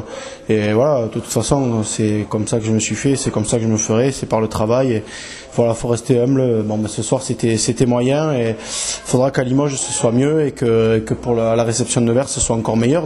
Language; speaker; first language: French; native; French